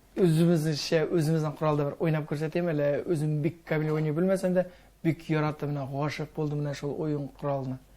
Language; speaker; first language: Tatar; early bilingual, heritage; Tatar